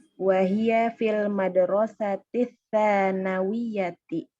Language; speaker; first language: Arabic; non-native, learner; Indonesian